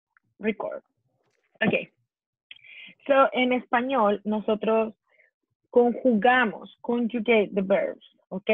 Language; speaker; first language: Spanish; non-native, fluent; English